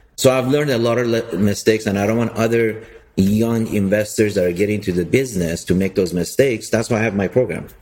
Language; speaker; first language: English; early bilingual, other home language; Persian